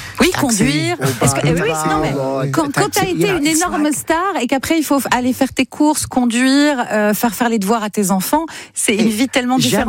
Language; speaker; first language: French; native; French